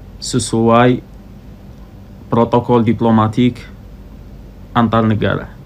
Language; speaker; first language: Indonesian; non-native, fluent; Arabic